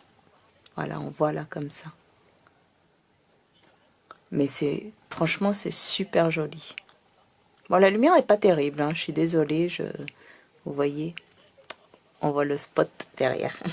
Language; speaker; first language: French; native; French